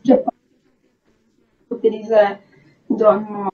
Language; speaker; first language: French; non-native, learner; Czech